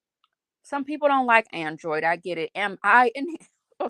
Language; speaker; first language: English; native; English